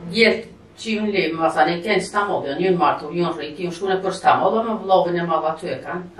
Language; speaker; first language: Albanian; early bilingual, heritage; Albanian